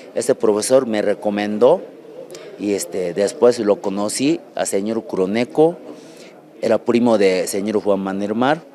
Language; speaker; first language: Spanish; non-native, learner; Japanese